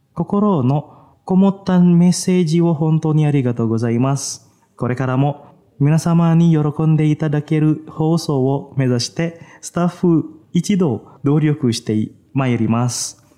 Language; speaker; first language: Japanese; non-native, fluent; Indonesian